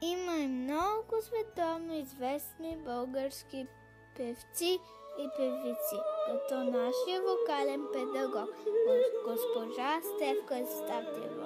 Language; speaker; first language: Bulgarian; early bilingual, heritage; Bulgarian